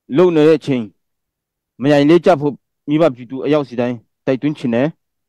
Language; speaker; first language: Burmese; non-native, local second language; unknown